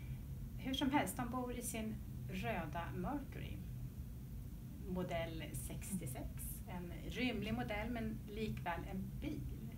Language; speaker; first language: Swedish; native; Swedish